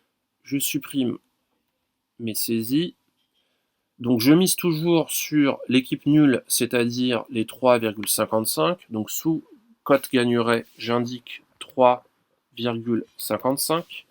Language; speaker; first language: French; native; French